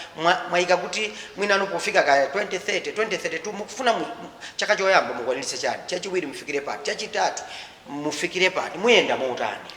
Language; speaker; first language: Nyanja; native; Nyanja